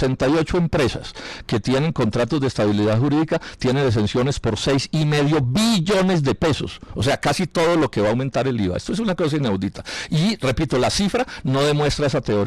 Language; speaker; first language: Spanish; native; Spanish